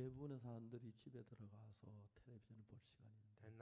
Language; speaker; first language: Korean; native; Korean